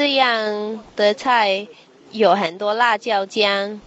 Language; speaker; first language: Chinese; non-native, fluent; English